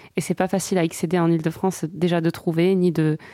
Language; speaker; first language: French; non-native, local second language; Arabic